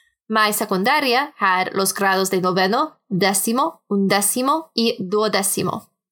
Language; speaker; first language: Spanish; non-native, fluent; English